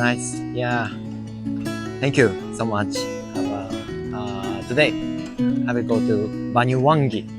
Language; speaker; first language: English; non-native, learner; Japanese